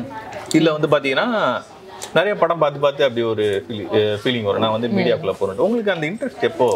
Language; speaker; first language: Tamil; native; Tamil